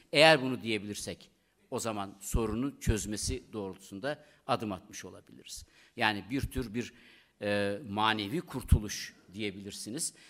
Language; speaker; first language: Turkish; native; Turkish